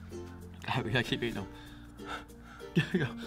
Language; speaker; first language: English; native; English